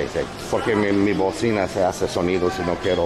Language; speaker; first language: Spanish; non-native, learner; English